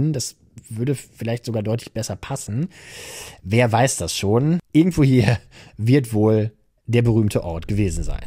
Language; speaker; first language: German; native; German